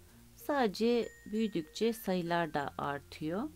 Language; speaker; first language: Turkish; native; Turkish